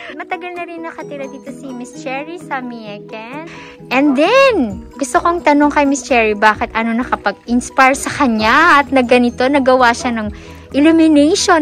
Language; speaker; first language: Filipino; native; Filipino